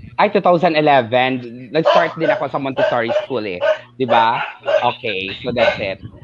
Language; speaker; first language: Filipino; non-native, local second language; Hiligaynon